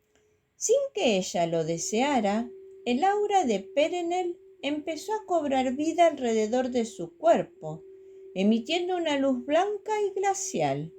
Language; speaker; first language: Spanish; native; Spanish